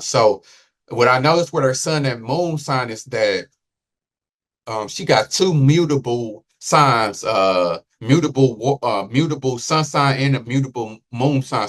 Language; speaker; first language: English; native; English